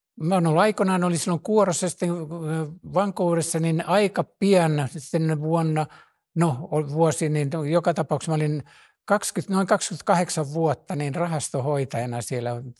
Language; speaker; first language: Finnish; native; Finnish